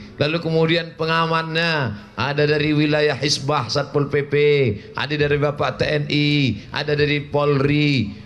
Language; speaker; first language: Indonesian; non-native, local second language; Malay